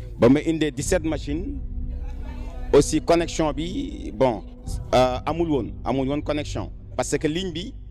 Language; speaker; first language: Wolof; non-native, local second language; Fula